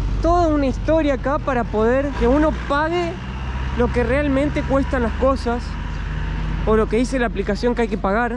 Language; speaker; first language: Spanish; native; Spanish